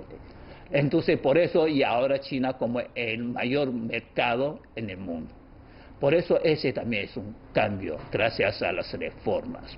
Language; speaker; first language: Spanish; non-native, fluent; Chinese